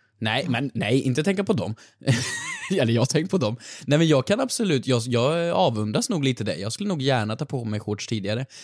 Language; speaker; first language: Swedish; native; Swedish